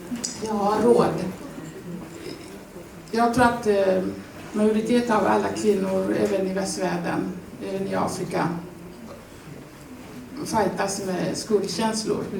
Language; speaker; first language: Swedish; non-native, fluent; Swahili